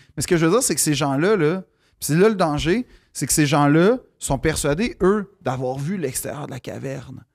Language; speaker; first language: French; native; French